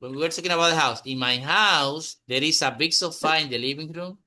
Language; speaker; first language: English; non-native, fluent; Spanish